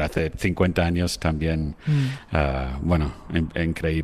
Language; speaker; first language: Spanish; non-native, fluent; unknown